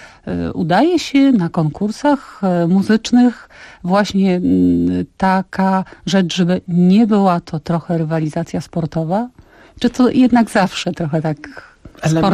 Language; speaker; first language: Polish; native; Polish